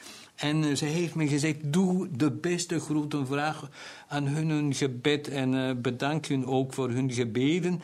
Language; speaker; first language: Dutch; non-native, local second language; German